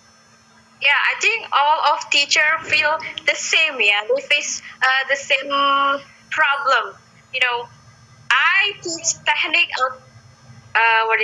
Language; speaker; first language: English; non-native, learner; Indonesian